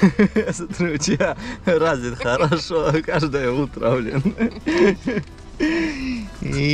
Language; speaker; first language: Russian; native; Russian